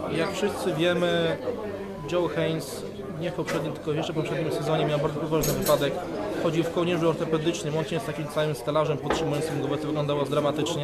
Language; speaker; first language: Polish; native; Polish